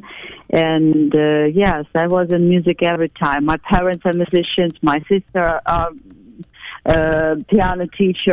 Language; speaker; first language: English; non-native, fluent; Ukrainian